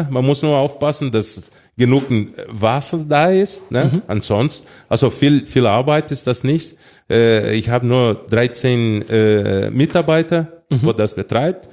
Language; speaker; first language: German; non-native, fluent; Portuguese